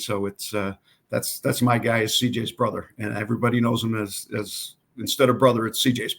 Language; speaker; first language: English; native; English